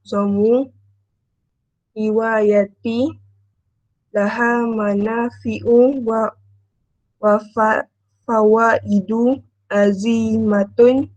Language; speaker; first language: Arabic; non-native, learner; Malay